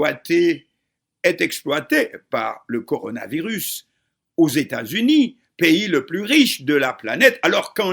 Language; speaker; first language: French; non-native, local second language; Haitian Creole